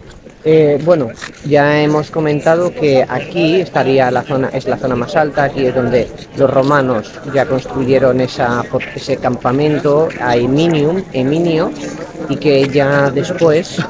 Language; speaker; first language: Spanish; native; Spanish